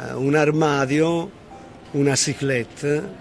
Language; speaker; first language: Italian; native; Italian